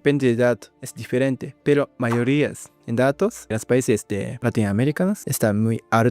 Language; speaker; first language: Spanish; non-native, learner; Japanese